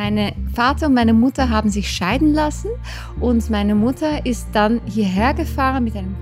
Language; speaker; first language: German; early bilingual, other home language; Dutch